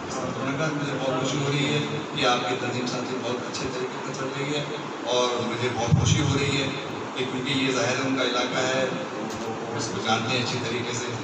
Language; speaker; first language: Urdu; non-native, local second language; Sindhi